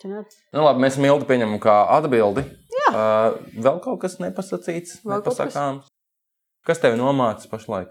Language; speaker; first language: Latvian; native; Latvian